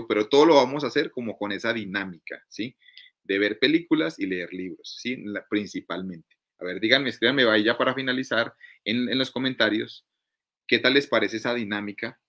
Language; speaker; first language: Spanish; native; Spanish